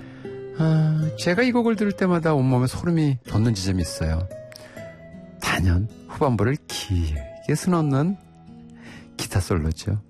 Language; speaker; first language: Korean; native; Korean